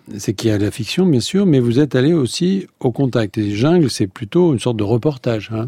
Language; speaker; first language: French; native; French